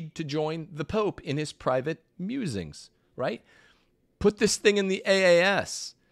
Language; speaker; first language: English; native; English